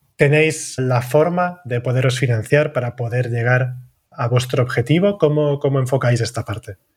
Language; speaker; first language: Spanish; non-native, local second language; Catalan